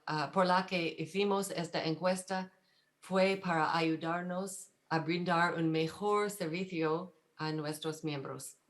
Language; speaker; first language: Spanish; non-native, fluent; English